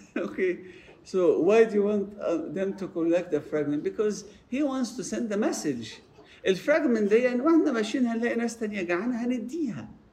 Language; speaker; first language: Arabic; early bilingual, heritage; Arabic